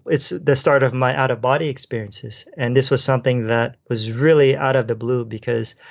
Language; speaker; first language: English; native; English